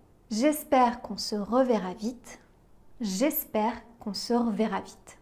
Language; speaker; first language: French; native; French